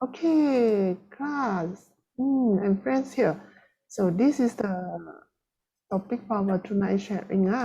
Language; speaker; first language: English; non-native, local second language; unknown